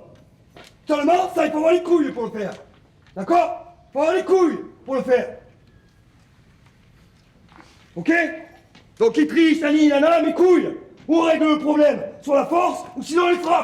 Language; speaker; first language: French; native; French